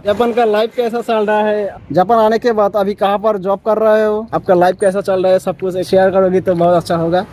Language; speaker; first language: Hindi; non-native, fluent; Bangla